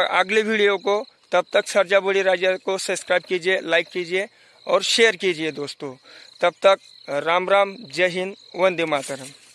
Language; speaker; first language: Hindi; non-native, local second language; Marathi